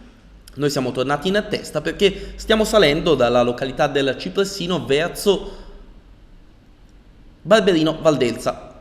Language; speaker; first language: Italian; native; Italian